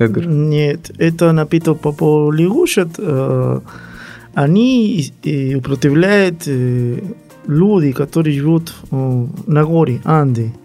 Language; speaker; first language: Russian; non-native, learner; Spanish